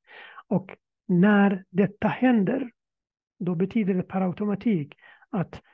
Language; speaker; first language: Swedish; non-native, fluent; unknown